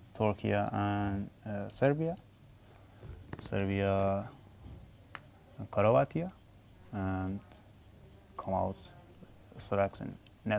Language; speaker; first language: Dutch; non-native, learner; Persian